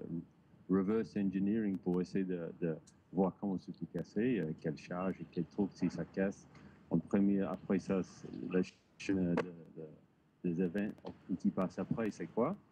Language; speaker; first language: French; non-native, learner; English